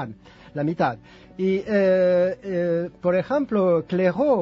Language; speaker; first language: Spanish; non-native, fluent; French